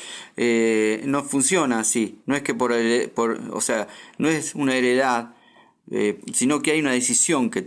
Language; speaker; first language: Spanish; native; Spanish